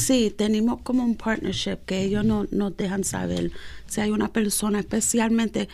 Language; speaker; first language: Spanish; early bilingual, heritage; Spanish